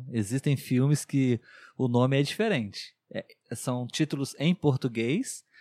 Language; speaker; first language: Portuguese; native; Portuguese